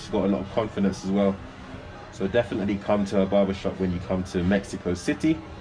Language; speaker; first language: English; native; English